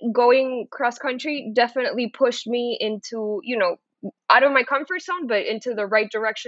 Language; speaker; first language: English; non-native, fluent; Spanish